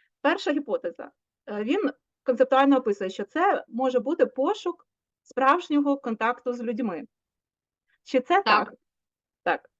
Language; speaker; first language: Ukrainian; native; Ukrainian